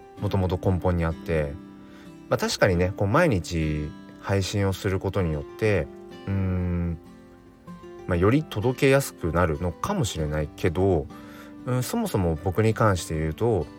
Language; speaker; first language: Japanese; native; Japanese